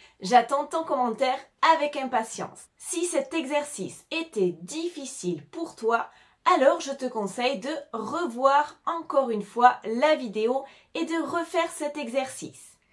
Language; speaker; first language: French; native; French